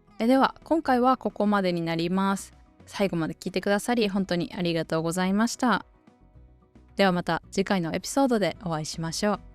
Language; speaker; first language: Japanese; native; Japanese